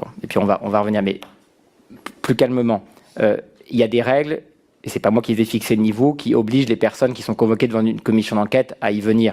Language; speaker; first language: French; native; French